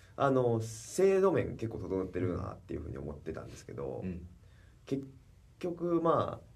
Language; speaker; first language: Japanese; native; Japanese